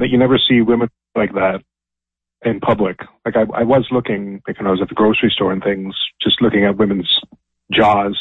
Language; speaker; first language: English; native; English